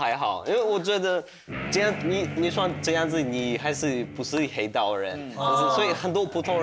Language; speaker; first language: Chinese; non-native, fluent; Russian